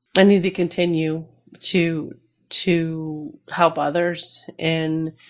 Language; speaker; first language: English; native; English